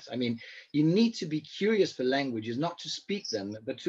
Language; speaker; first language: English; non-native, fluent; Italian